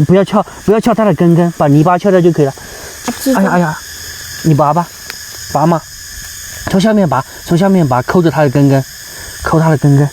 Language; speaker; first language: Chinese; native; Chinese